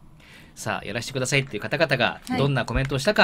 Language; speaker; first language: Japanese; native; Japanese